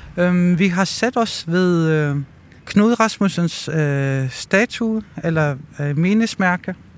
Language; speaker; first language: Danish; non-native, local second language; Kalaallisut